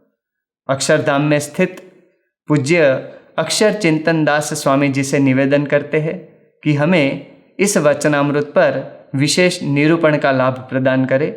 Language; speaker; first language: Hindi; native; Hindi